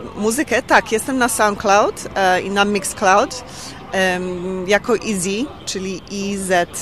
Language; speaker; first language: Polish; early bilingual, heritage; Polish